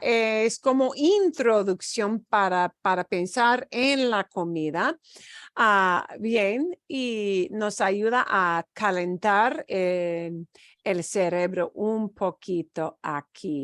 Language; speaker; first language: Spanish; non-native, fluent; English